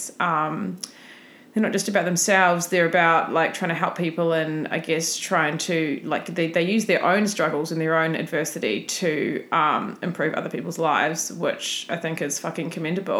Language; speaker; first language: English; native; English